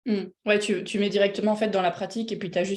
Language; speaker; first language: French; native; French